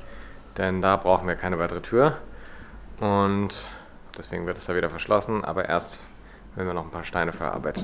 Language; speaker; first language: German; native; German